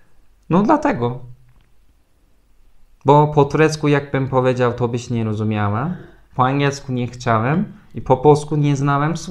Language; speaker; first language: Polish; non-native, fluent; Turkish